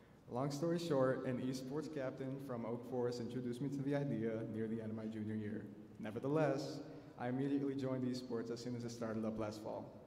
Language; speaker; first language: English; early bilingual, other home language; Spanish